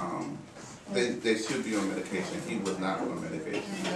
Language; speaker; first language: English; native; English